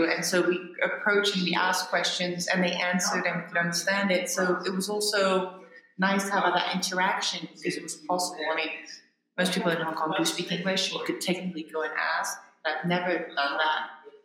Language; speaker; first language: English; non-native, local second language; French